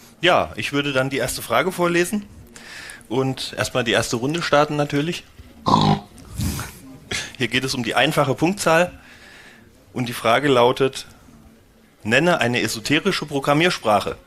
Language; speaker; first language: German; native; German